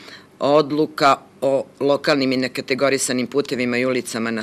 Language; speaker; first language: Serbian; native; Serbian